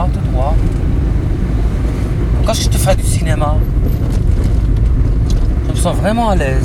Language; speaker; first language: French; native; French